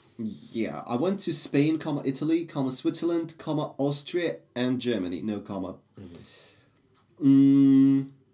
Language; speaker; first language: English; non-native, fluent; Russian